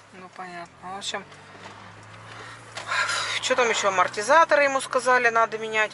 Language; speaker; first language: Russian; native; Russian